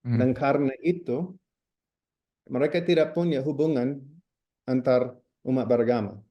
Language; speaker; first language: Indonesian; non-native, fluent; English